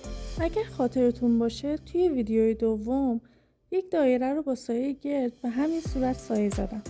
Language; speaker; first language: Persian; native; Persian